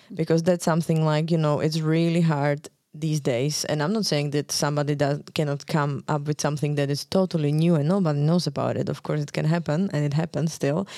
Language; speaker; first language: English; non-native, fluent; Slovak